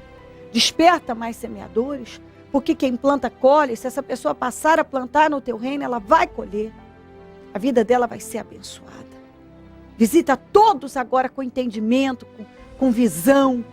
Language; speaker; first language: Portuguese; native; Portuguese